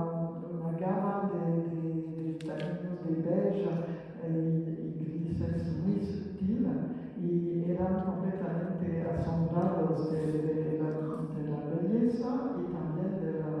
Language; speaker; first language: Spanish; non-native, fluent; French